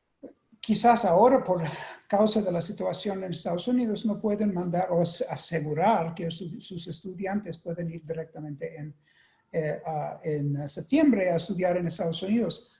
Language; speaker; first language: Spanish; non-native, fluent; English